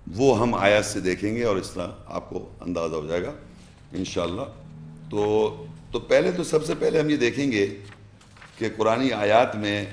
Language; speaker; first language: Urdu; native; Urdu